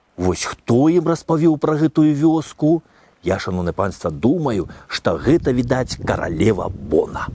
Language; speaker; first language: Belarusian; native; Belarusian